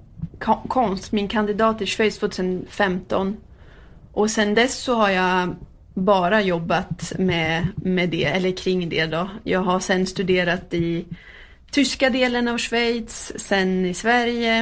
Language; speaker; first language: Swedish; early bilingual, heritage; Swedish